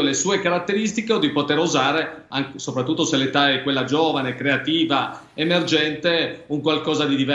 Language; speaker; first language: Italian; native; Italian